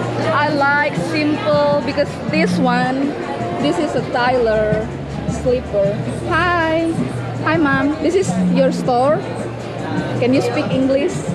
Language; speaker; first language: English; non-native, learner; Indonesian